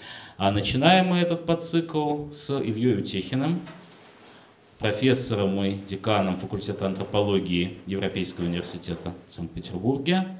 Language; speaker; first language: Russian; native; Russian